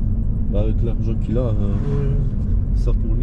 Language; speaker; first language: French; early bilingual, other home language; Polish